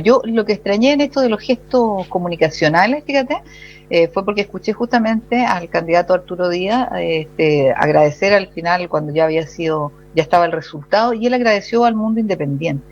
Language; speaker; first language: Spanish; native; Spanish